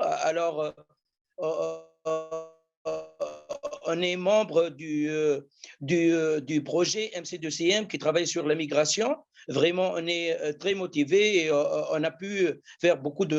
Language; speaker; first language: French; non-native, local second language; Arabic